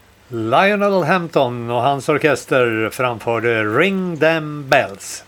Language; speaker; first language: Swedish; native; Swedish